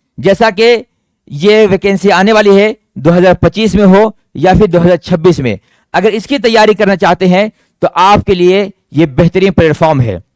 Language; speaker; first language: Urdu; native; Urdu